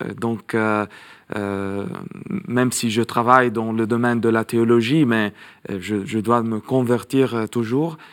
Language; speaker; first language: French; non-native, local second language; Arabic